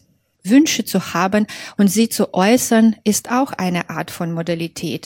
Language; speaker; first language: German; non-native, fluent; Russian